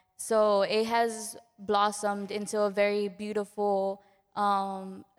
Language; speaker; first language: English; early bilingual, other home language; Spanish